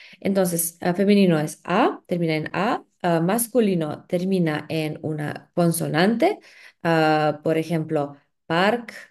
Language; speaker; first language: Spanish; non-native, fluent; Slovenian